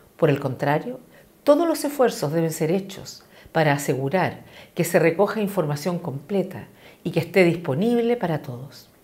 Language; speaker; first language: Spanish; native; Spanish